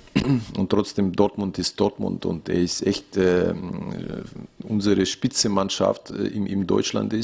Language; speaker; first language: German; non-native, learner; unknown